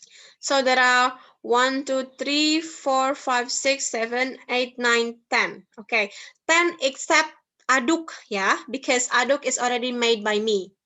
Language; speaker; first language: English; non-native, fluent; Indonesian